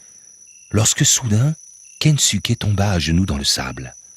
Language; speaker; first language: French; native; French